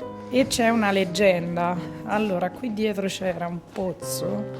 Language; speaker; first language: Italian; native; Italian